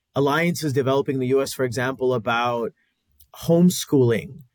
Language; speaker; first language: English; native; English